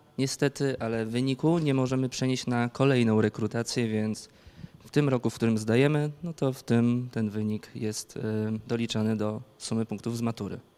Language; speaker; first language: Polish; native; Polish